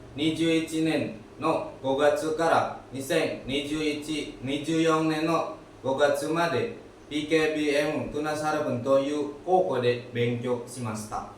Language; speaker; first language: Japanese; non-native, learner; Indonesian